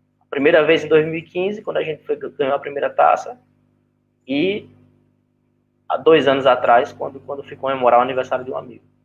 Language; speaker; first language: Portuguese; native; Portuguese